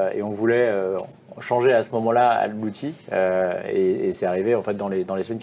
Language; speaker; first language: French; native; French